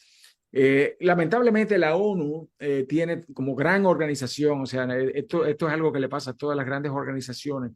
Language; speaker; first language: Spanish; native; Spanish